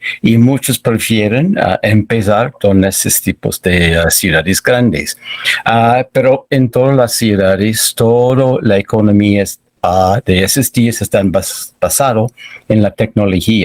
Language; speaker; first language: Spanish; non-native, fluent; English